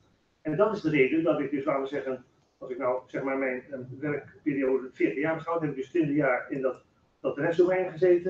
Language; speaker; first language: Dutch; native; Dutch